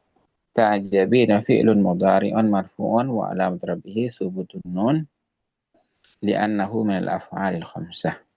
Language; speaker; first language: Arabic; non-native, fluent; Indonesian